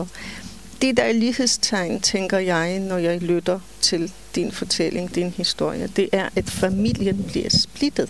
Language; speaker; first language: Danish; non-native, fluent; Polish